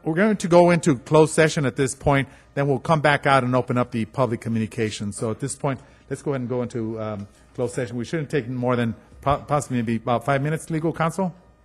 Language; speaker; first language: English; early bilingual, other home language; Spanish